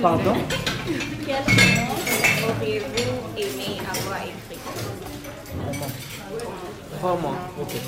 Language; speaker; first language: French; non-native, learner; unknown